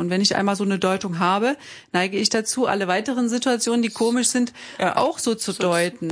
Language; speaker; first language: German; native; German